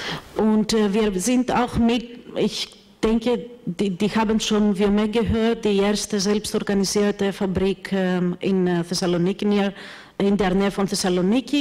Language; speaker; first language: German; non-native, fluent; Greek